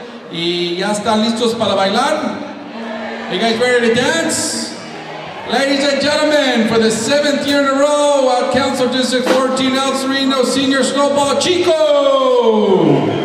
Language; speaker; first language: English; early bilingual, other home language; Spanish